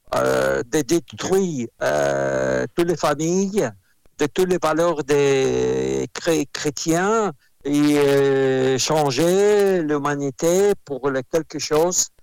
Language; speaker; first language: French; non-native, fluent; Russian